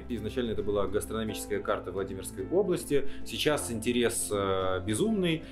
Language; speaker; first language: Russian; native; Russian